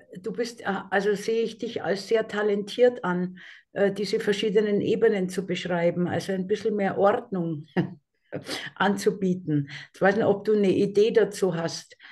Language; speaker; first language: German; native; German